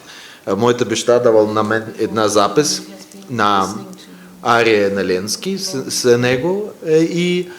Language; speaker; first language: Bulgarian; non-native, fluent; Russian